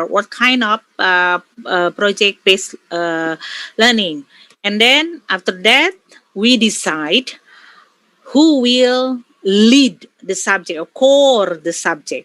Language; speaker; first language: English; non-native, learner; Indonesian